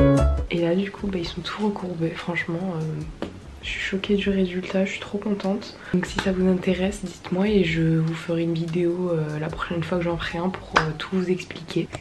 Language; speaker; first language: French; native; French